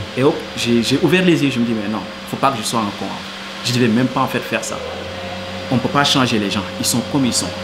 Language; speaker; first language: French; non-native, local second language; Wolof